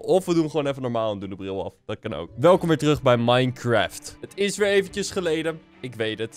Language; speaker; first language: Dutch; native; Dutch